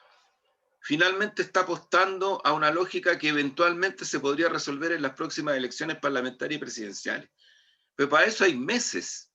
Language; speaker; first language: Spanish; native; Spanish